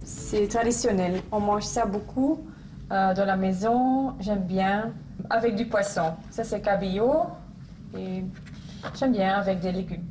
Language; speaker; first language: French; non-native, local second language; Dutch